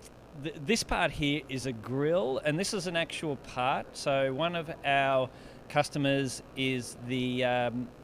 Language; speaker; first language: English; native; English